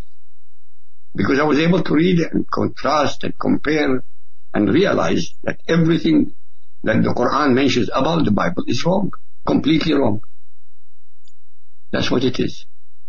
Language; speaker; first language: English; non-native, fluent; Arabic